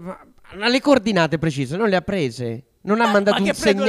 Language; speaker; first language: Italian; native; Italian